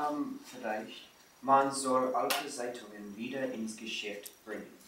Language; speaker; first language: German; non-native, learner; English